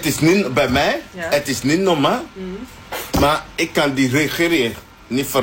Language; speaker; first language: Dutch; non-native, learner; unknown